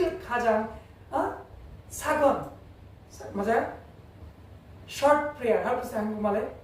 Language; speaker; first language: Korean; non-native, learner; English